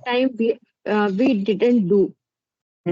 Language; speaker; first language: English; non-native, learner; Hindi